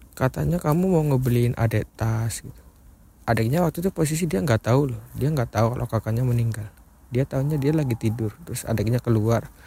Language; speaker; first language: Indonesian; native; Indonesian